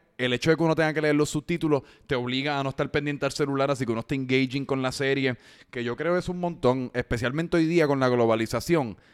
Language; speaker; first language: Spanish; native; Spanish